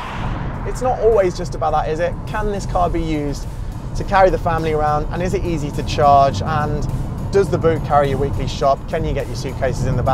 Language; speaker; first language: English; native; English